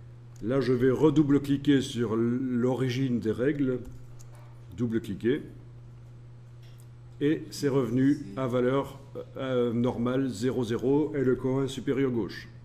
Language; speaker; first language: French; native; French